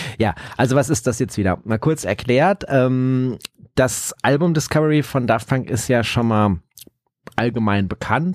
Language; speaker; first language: German; native; German